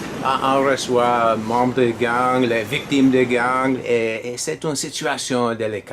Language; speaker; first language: French; non-native, learner; English